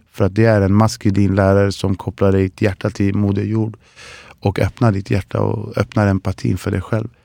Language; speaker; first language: Swedish; early bilingual, other home language; Spanish